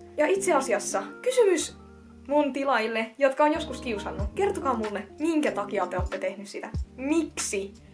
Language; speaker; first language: Finnish; early bilingual, other home language; Russian